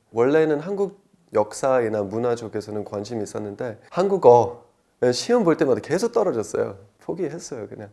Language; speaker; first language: Korean; non-native, fluent; English